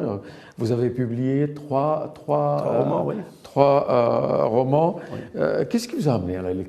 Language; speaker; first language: French; non-native, local second language; Arabic